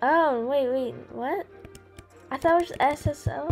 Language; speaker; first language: English; native; English